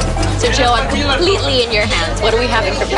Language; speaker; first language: English; native; English